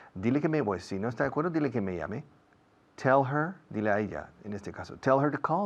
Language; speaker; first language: Spanish; non-native, fluent; English